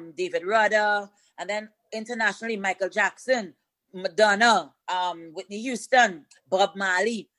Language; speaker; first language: English; native; English